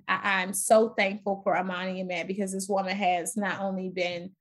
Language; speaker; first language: English; native; English